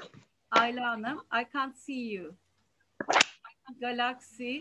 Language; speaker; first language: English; non-native, fluent; Turkish